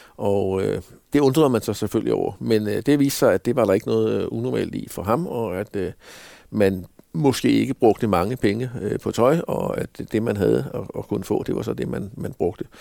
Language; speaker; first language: Danish; native; Danish